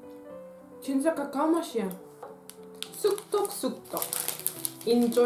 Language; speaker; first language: Korean; non-native, learner; Dutch